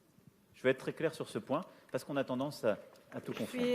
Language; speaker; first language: French; native; French